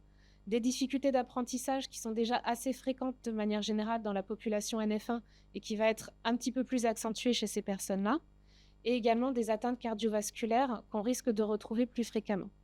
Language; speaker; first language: French; native; French